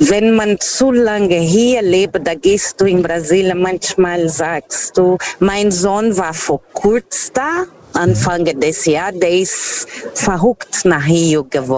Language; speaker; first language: German; non-native, fluent; Portuguese